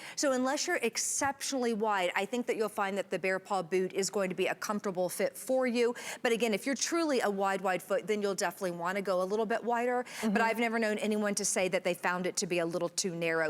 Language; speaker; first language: English; native; English